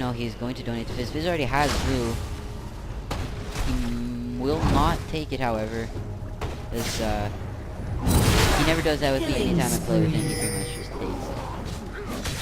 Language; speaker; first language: English; native; English